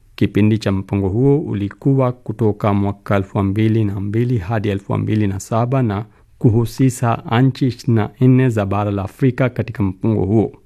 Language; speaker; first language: Swahili; non-native, fluent; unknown